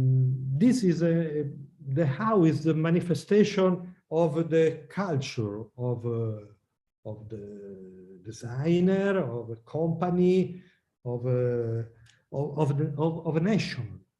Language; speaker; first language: English; non-native, learner; Italian